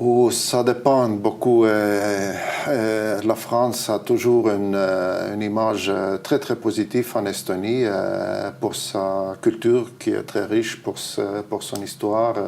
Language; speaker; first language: French; non-native, fluent; Estonian